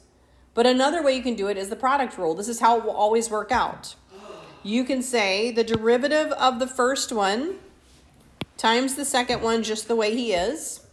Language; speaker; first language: English; native; English